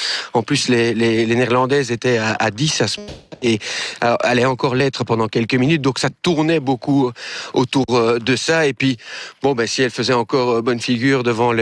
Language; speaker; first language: French; native; French